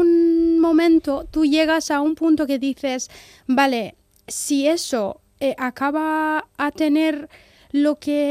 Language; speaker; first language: Spanish; non-native, fluent; Persian